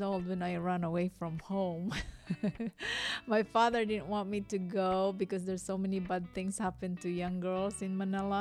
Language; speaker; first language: English; non-native, local second language; Hiligaynon